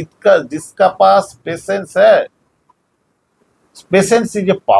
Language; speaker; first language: Hindi; non-native, local second language; Bangla